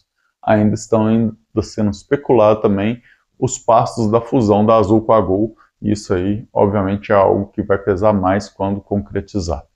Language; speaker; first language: Portuguese; native; Portuguese